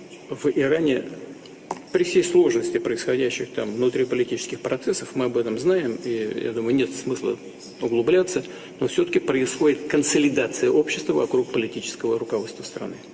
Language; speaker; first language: Russian; native; Russian